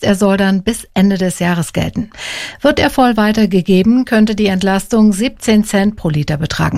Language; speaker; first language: German; native; German